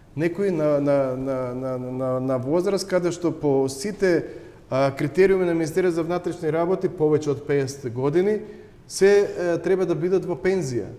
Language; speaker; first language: Macedonian; native; Macedonian